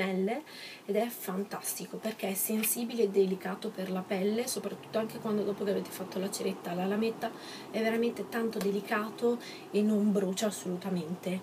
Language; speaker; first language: Italian; native; Italian